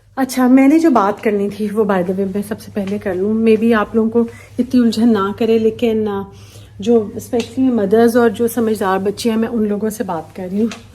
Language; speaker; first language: Urdu; native; Urdu